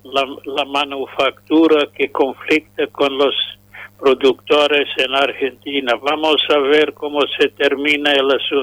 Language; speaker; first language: Spanish; non-native, fluent; English